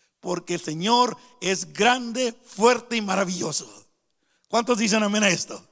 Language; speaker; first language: Spanish; native; Spanish